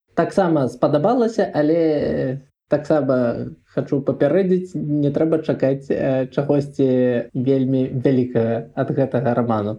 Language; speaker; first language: Belarusian; non-native, local second language; Russian